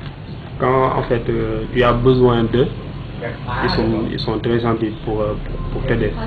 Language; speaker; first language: French; non-native, local second language; Wolof